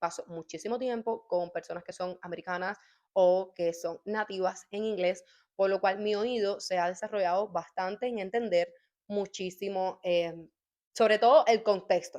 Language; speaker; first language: Spanish; native; Spanish